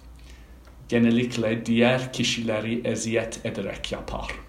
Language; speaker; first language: Turkish; non-native, fluent; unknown